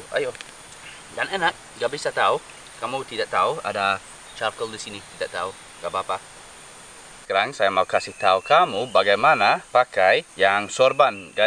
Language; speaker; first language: Indonesian; non-native, learner; English